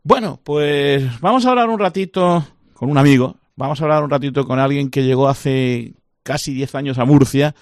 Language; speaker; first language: Spanish; native; Spanish